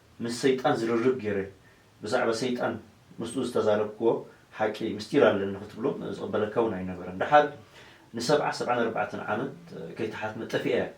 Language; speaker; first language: Tigrinya; non-native, local second language; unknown